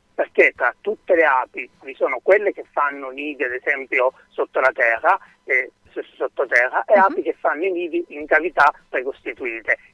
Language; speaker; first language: Italian; native; Italian